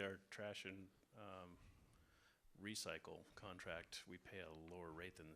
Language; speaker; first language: English; native; English